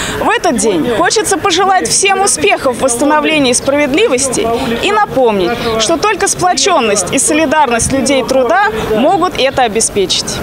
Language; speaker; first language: Russian; native; Russian